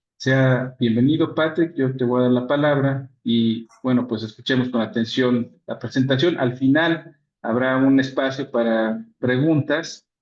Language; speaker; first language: Spanish; native; Spanish